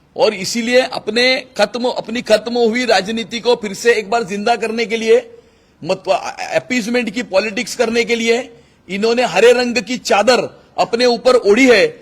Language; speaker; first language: Hindi; non-native, local second language; Marathi